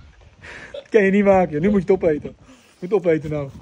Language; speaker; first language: Dutch; native; Dutch